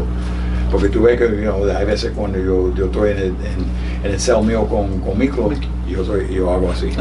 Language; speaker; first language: Spanish; early bilingual, heritage; Spanish